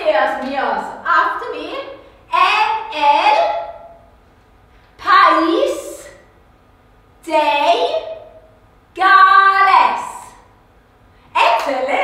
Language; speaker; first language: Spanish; non-native, learner; English